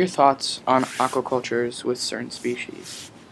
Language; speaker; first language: English; native; English